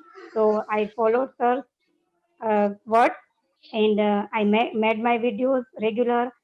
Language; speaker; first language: English; non-native, learner; Gujarati